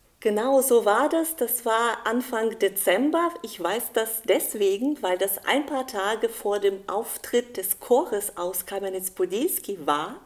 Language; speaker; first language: German; non-native, fluent; Ukrainian